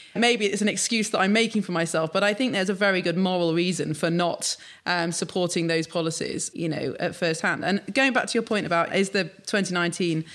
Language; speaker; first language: English; native; English